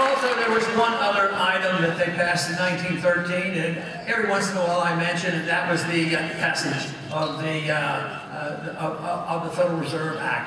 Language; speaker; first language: English; native; English